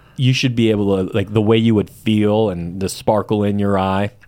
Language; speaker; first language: English; native; English